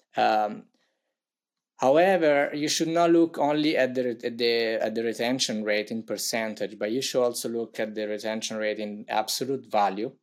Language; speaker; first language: English; non-native, fluent; Italian